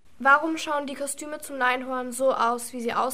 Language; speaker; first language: German; native; German